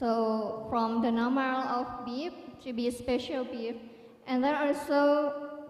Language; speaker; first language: English; non-native, learner; Thai